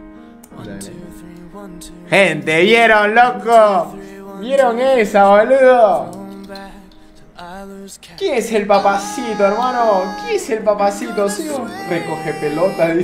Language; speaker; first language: Spanish; native; Spanish